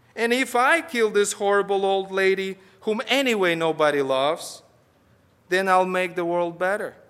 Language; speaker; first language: English; non-native, fluent; Russian